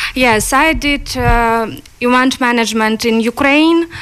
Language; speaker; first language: English; non-native, learner; Ukrainian